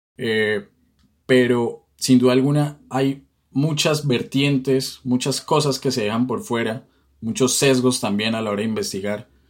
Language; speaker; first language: Spanish; native; Spanish